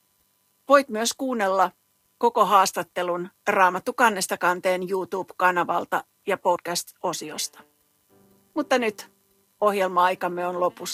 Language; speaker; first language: Finnish; native; Finnish